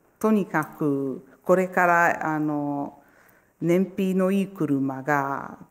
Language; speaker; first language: Japanese; non-native, fluent; Italian